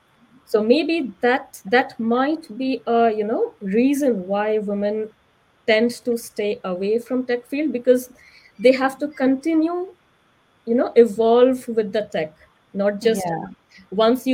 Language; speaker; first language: English; non-native, local second language; Hindi